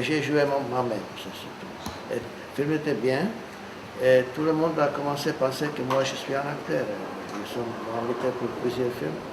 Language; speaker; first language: French; non-native, fluent; Czech